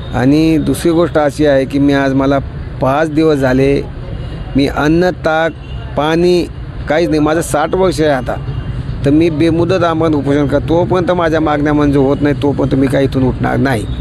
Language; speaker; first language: Marathi; non-native, local second language; Lambadi